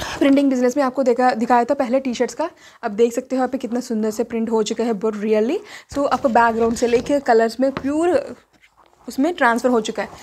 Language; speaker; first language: Hindi; non-native, local second language; Telugu